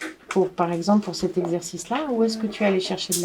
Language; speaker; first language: French; native; French